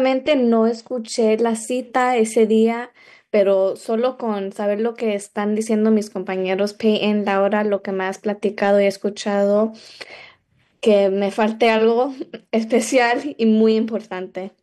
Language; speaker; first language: Spanish; early bilingual, other home language; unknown